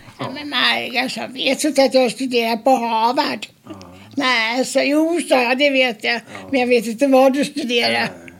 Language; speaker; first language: Swedish; early bilingual, other home language; German